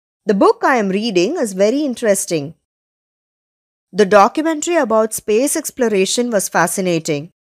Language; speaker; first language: English; non-native, local second language; Tamil